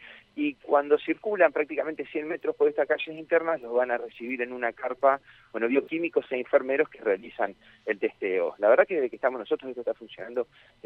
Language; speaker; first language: Spanish; native; Spanish